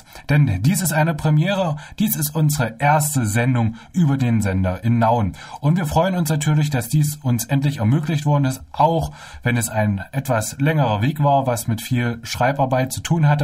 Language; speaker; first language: German; native; German